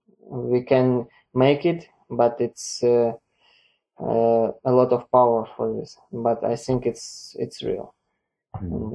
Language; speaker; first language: English; non-native, learner; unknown